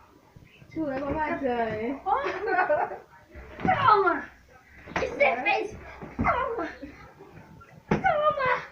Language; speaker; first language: Portuguese; non-native, learner; Haitian Creole